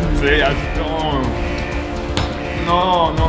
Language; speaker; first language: French; non-native, learner; English